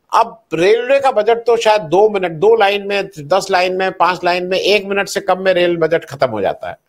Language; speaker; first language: Hindi; native; Hindi